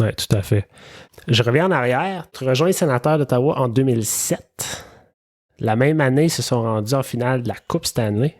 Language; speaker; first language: French; native; French